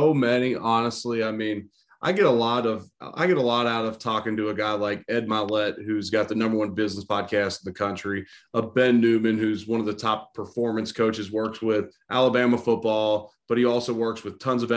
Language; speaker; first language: English; native; English